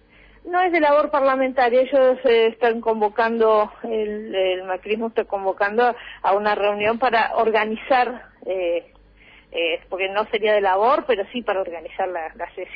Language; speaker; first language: Spanish; native; Spanish